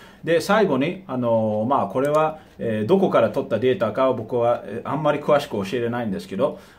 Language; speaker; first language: Japanese; early bilingual, heritage; Japanese